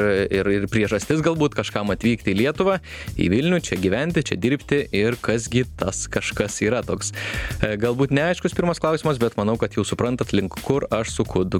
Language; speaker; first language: Lithuanian; native; Lithuanian